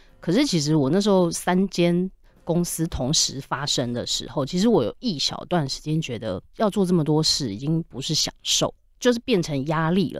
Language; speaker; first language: Chinese; native; Chinese